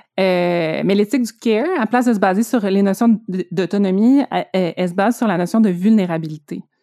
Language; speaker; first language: French; native; French